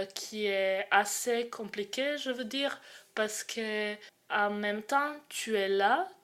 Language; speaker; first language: French; non-native, fluent; Croatian